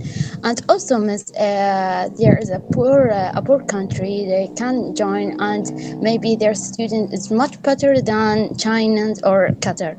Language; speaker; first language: English; non-native, learner; Arabic